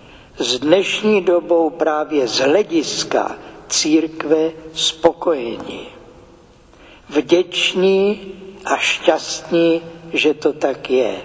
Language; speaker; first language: Czech; native; Czech